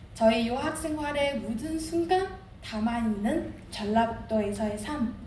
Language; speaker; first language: Korean; non-native, fluent; Chinese